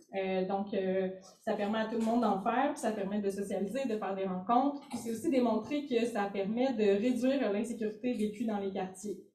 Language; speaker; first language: French; native; French